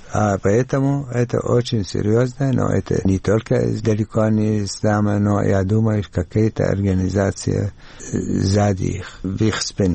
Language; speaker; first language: Russian; non-native, learner; Arabic